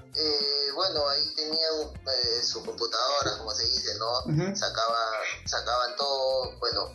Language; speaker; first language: Spanish; native; Spanish